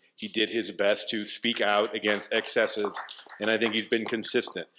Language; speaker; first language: English; native; English